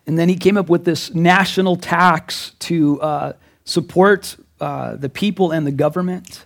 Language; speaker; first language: English; native; English